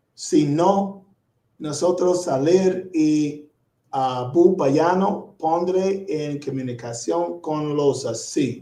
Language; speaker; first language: Spanish; non-native, learner; English